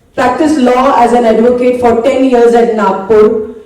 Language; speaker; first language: English; non-native, local second language; Marathi